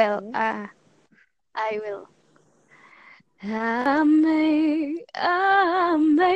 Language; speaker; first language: English; non-native, learner; Spanish